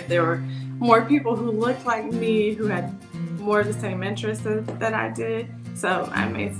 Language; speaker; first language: English; native; English